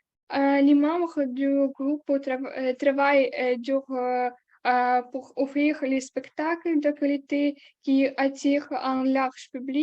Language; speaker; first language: French; non-native, learner; Ukrainian